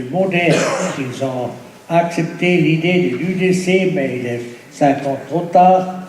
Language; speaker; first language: French; non-native, fluent; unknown